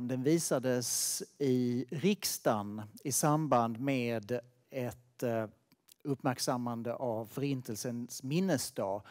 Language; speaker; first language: Swedish; native; Swedish